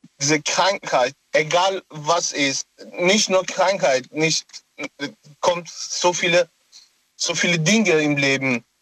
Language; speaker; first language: German; non-native, local second language; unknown